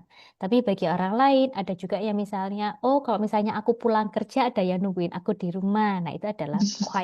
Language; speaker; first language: Indonesian; native; Indonesian